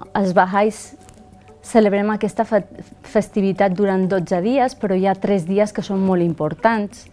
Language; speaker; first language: Catalan; early bilingual, other home language; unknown